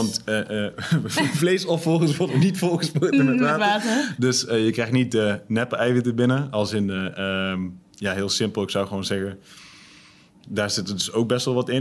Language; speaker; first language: Dutch; native; Dutch